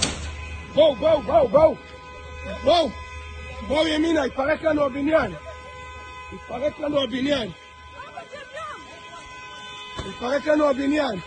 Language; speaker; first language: Hebrew; native; Hebrew